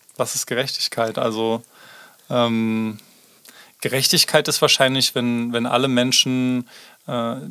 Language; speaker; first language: German; native; German